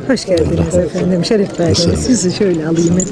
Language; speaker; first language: Turkish; native; Turkish